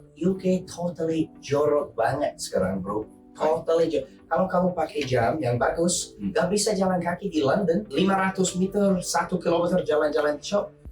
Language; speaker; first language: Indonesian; non-native, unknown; English